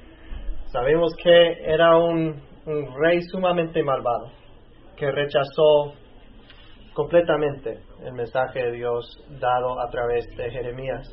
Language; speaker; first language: Spanish; native; Spanish